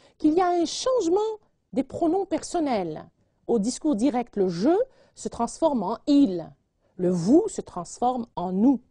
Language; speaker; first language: French; non-native, local second language; Arabic